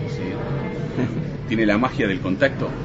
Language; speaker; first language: Spanish; native; Spanish